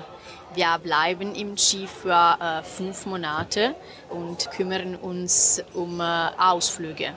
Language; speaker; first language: German; non-native, fluent; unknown